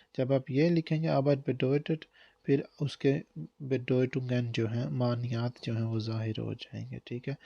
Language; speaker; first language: Urdu; non-native, local second language; Punjabi